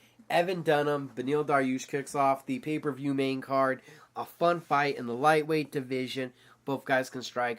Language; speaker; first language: English; native; English